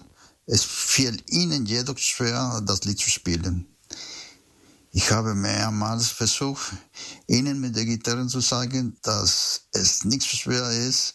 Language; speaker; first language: German; non-native, fluent; Spanish